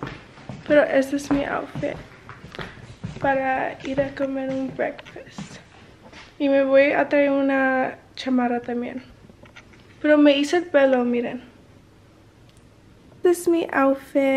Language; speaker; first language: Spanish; early bilingual, other home language; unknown